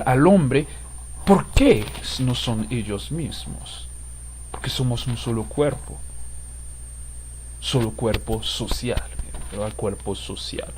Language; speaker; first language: Spanish; non-native, fluent; Haitian Creole